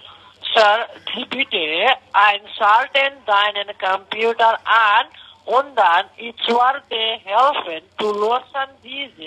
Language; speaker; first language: German; non-native, learner; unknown